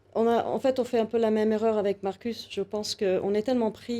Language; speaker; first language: French; native; French